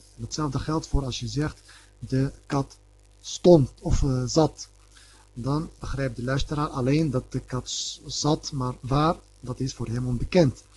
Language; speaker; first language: Dutch; early bilingual, other home language; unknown